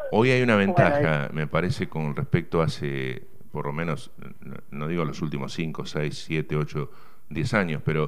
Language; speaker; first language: Spanish; native; Spanish